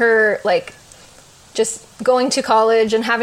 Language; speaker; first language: English; native; English